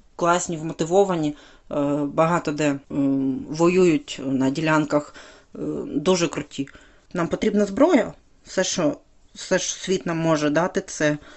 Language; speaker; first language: Ukrainian; native; Ukrainian